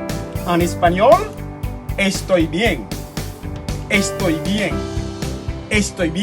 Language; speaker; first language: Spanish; non-native, fluent; Haitian Creole